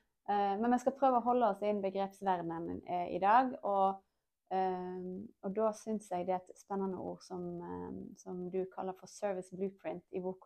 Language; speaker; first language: Norwegian; native; Norwegian